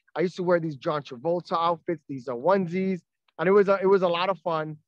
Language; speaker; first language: English; native; English